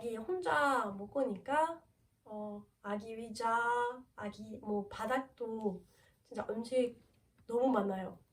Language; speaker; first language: Korean; non-native, learner; French